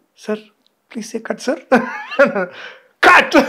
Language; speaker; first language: Telugu; non-native, fluent; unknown